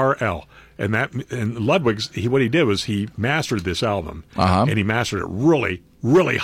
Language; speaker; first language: English; native; English